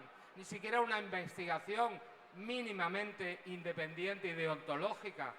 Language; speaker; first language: Spanish; native; Spanish